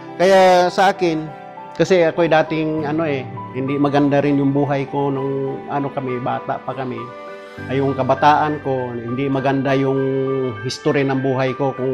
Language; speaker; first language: Filipino; non-native, local second language; Cebuano